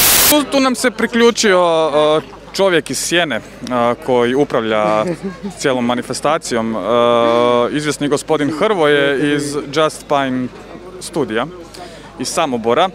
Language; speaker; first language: Croatian; native; Croatian